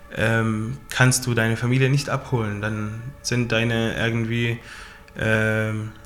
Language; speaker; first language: German; non-native, fluent; Arabic